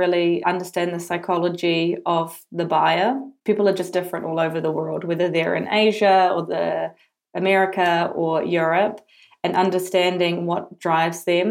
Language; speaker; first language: English; native; English